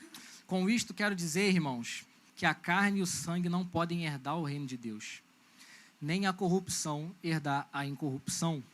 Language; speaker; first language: Portuguese; native; Portuguese